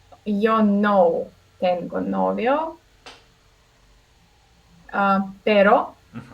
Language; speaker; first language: Spanish; non-native, learner; Russian